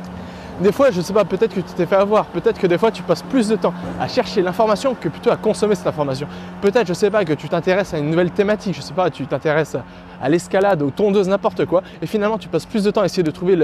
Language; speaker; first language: French; native; French